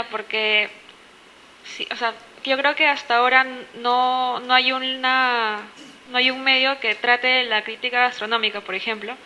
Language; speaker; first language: Spanish; native; Spanish